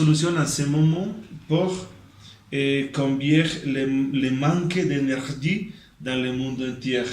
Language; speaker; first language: French; non-native, learner; Spanish